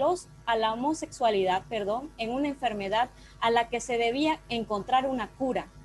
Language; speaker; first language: Spanish; native; Spanish